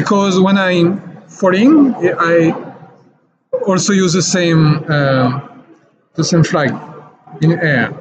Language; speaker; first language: English; non-native, fluent; French